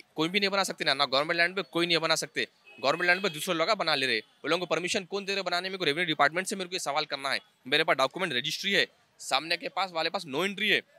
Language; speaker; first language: Hindi; non-native, local second language; Telugu